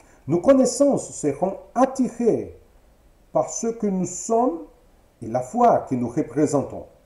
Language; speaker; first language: French; non-native, fluent; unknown